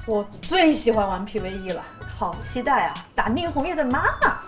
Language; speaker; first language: Chinese; native; Chinese